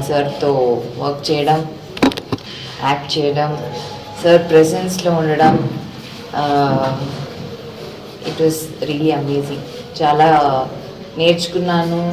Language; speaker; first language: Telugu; non-native, local second language; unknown